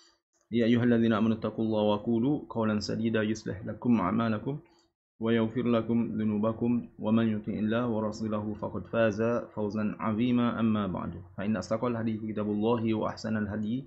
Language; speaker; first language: Arabic; non-native, fluent; Malay